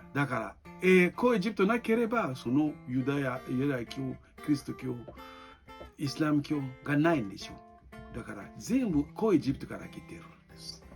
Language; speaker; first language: Japanese; non-native, fluent; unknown